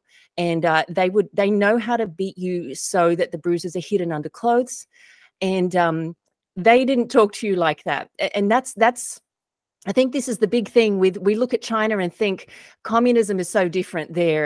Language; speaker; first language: English; native; English